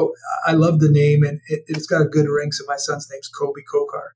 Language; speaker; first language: English; native; English